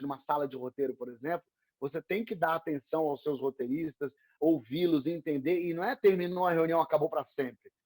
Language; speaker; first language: Portuguese; native; Portuguese